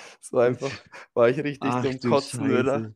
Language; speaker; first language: German; native; German